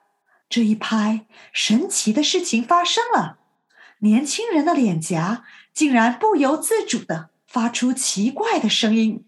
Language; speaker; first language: Chinese; native; Chinese